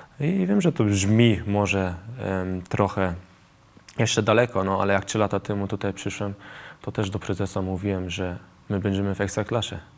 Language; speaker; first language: Polish; early bilingual, heritage; Polish